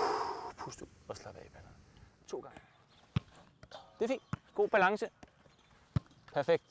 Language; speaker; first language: Danish; native; Danish